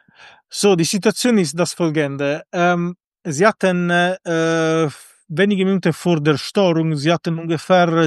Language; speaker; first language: German; non-native, fluent; Italian